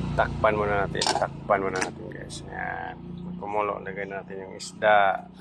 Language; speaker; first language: Filipino; non-native, local second language; Cebuano